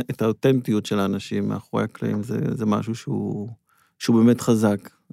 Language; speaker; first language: Hebrew; native; Hebrew